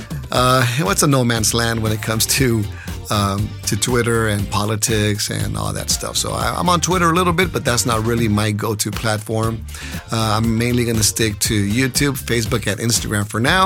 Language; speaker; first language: English; early bilingual, other home language; Spanish